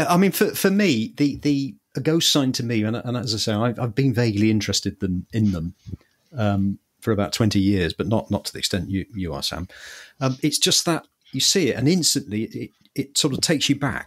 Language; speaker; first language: English; native; English